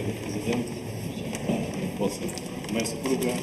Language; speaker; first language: Russian; non-native, learner; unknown